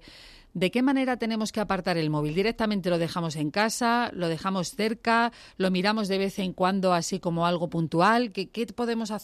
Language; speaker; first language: Spanish; native; Spanish